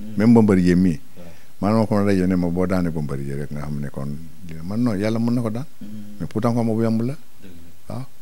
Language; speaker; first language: Wolof; non-native, local second language; Jola-Fonyi